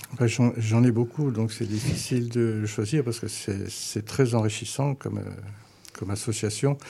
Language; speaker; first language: French; native; French